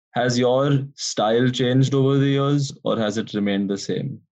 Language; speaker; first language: English; non-native, local second language; Hindi